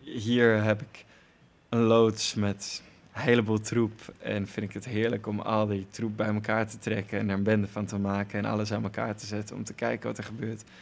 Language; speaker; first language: Dutch; native; Dutch